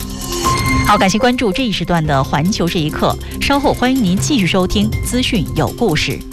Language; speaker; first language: Chinese; native; Chinese